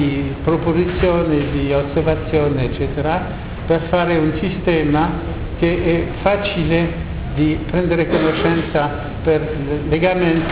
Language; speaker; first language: Italian; non-native, learner; French